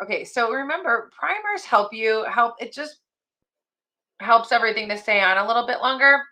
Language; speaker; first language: English; native; English